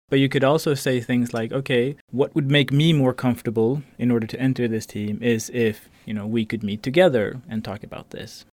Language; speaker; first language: English; non-native, fluent; Swedish